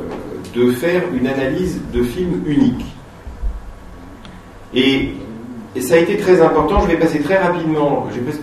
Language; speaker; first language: French; native; French